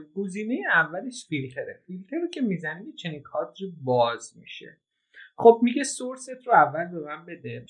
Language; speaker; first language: Persian; native; Persian